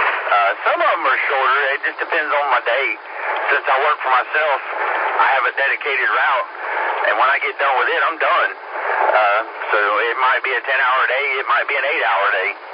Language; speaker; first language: English; native; English